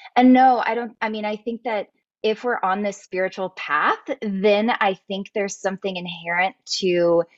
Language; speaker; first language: English; native; English